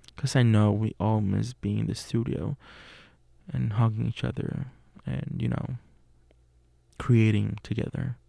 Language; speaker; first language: English; non-native, fluent; Spanish